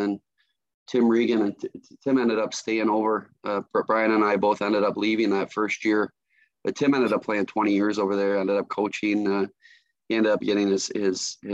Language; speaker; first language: English; native; English